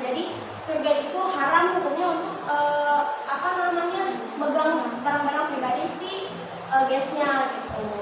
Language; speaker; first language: Indonesian; native; Indonesian